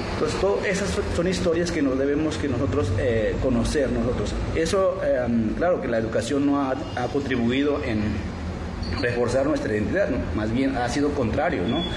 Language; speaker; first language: Spanish; non-native, local second language; Nahuatl languages